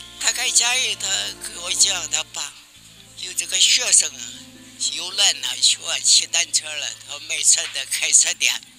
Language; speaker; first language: Chinese; native; Chinese